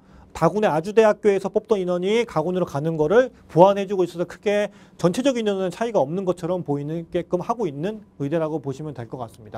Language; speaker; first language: Korean; native; Korean